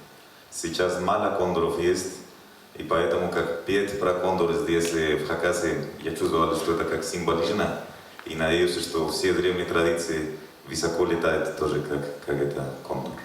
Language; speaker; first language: Russian; non-native, learner; Spanish